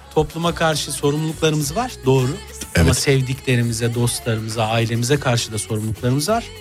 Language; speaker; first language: Turkish; native; Turkish